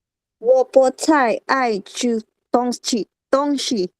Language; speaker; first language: Chinese; non-native, learner; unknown